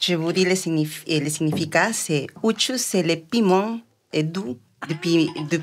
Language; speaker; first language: French; non-native, fluent; Spanish